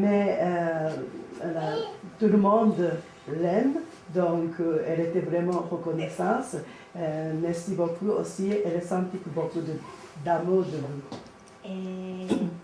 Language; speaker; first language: French; non-native, learner; Japanese